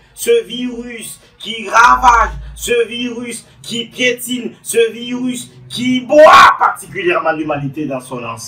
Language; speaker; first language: French; non-native, local second language; Haitian Creole